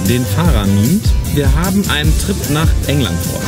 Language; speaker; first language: German; native; German